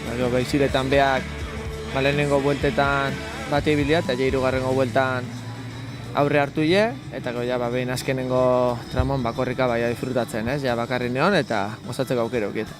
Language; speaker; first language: Basque; native; Basque